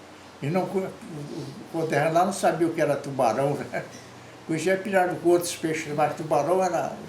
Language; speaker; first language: Portuguese; native; Portuguese